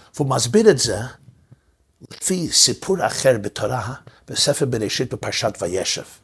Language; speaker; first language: Hebrew; early bilingual, heritage; English